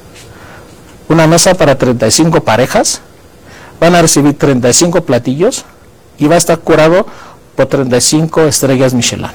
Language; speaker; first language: Spanish; non-native, fluent; Greek